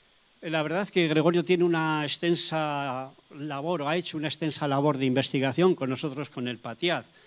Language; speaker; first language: Spanish; native; Spanish